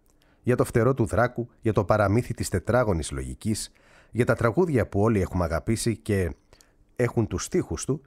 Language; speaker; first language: Greek; native; Greek